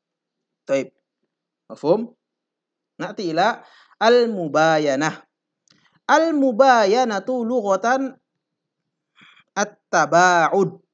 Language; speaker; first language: Arabic; non-native, fluent; Indonesian